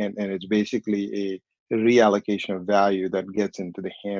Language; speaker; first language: English; non-native, local second language; Hindi